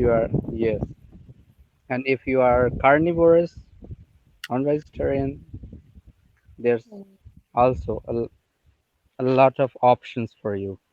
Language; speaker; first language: English; non-native, learner; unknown